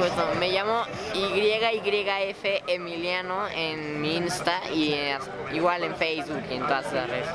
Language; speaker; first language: Spanish; native; Spanish